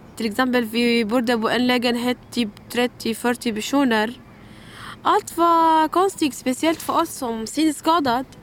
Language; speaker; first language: Swedish; non-native, learner; Arabic